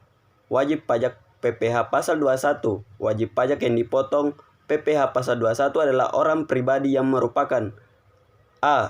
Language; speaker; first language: Indonesian; native; Indonesian